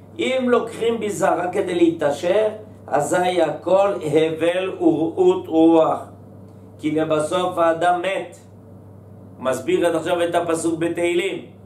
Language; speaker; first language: Hebrew; native; Hebrew